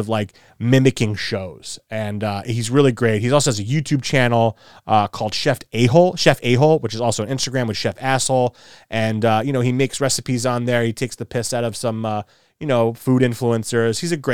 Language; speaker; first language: English; native; English